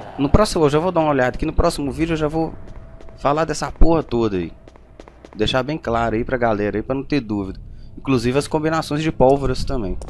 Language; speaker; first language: Portuguese; native; Portuguese